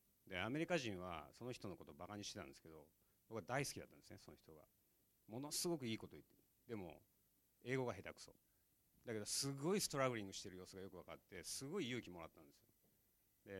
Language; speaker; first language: Japanese; native; Japanese